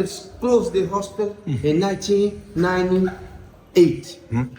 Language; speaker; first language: English; non-native, learner; Portuguese